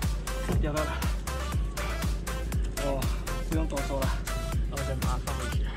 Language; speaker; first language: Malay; non-native, local second language; Chinese